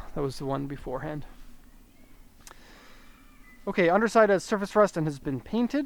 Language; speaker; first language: English; native; English